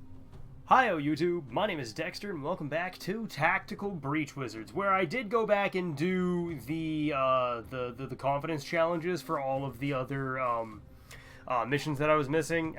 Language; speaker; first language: English; native; English